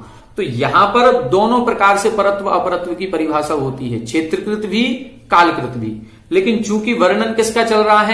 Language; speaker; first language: Hindi; native; Hindi